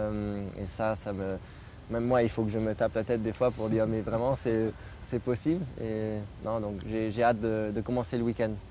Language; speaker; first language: French; non-native, local second language; German